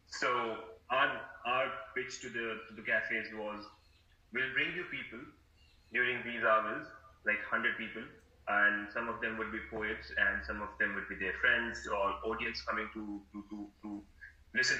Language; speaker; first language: English; non-native, local second language; Hindi